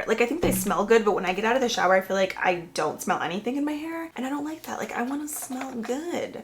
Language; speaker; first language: English; native; English